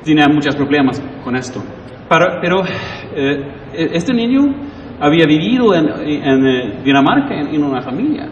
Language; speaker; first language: Spanish; non-native, learner; Swedish